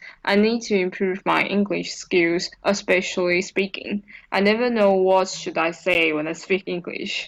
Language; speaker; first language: English; non-native, learner; Chinese